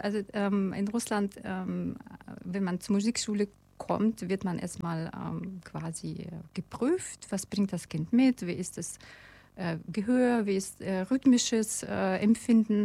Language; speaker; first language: German; non-native, fluent; Russian